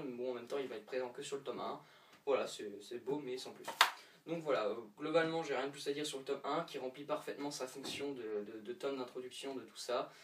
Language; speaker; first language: French; native; French